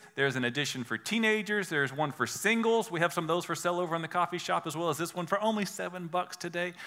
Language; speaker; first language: English; native; English